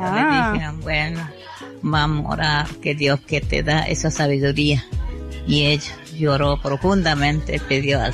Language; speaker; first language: Spanish; non-native, local second language; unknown